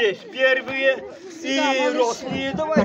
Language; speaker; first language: Russian; non-native, learner; Polish